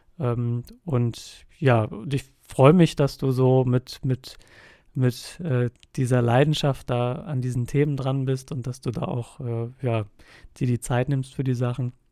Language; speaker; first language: German; native; German